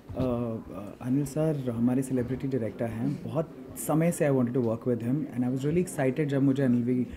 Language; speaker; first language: Hindi; native; Hindi